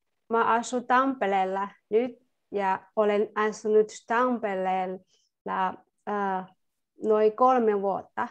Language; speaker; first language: Finnish; non-native, learner; Chinese